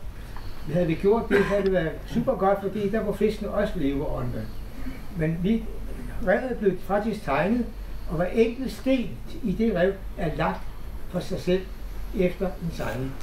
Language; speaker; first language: Danish; native; Danish